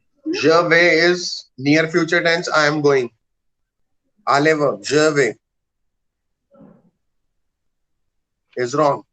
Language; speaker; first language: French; non-native, fluent; Hindi